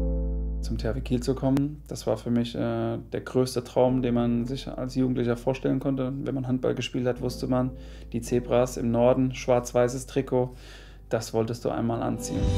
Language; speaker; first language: German; native; German